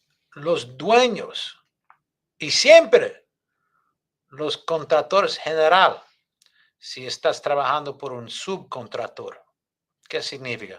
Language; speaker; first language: Spanish; non-native, fluent; English